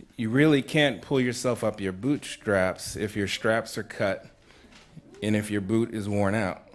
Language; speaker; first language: English; native; English